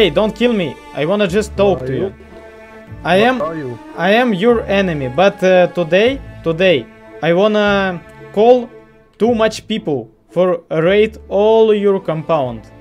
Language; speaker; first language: English; non-native, learner; Russian